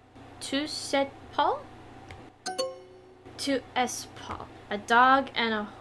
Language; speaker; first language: French; non-native, learner; English